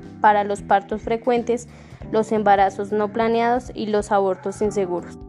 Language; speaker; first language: Spanish; native; Spanish